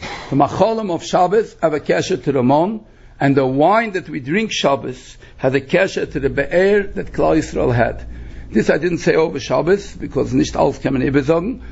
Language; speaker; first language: English; native; English